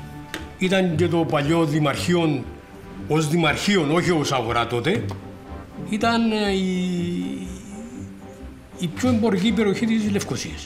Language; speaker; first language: Greek; native; Greek